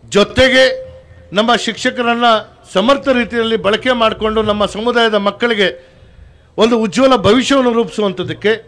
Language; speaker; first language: Kannada; non-native, local second language; Urdu